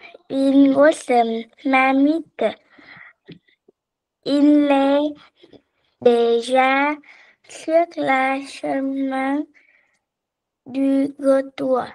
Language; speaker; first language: French; non-native, learner; Vietnamese